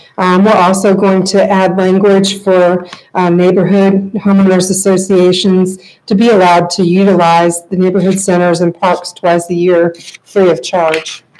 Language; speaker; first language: English; native; English